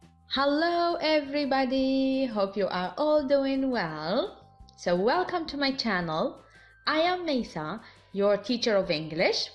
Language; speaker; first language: English; non-native, fluent; Arabic